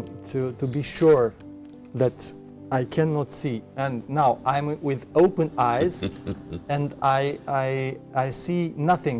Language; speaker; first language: English; non-native, fluent; Romanian